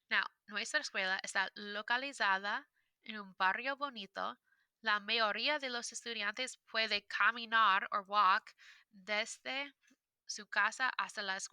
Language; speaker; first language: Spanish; non-native, fluent; English